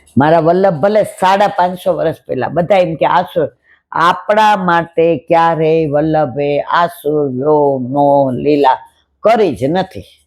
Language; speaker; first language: Gujarati; non-native, local second language; Hindi